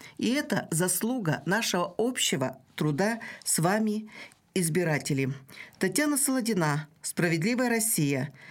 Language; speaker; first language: Russian; non-native, local second language; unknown